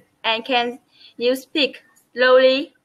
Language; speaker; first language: English; non-native, learner; Vietnamese